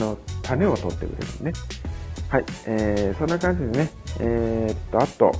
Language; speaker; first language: Japanese; native; Japanese